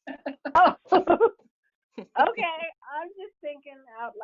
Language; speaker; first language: English; native; English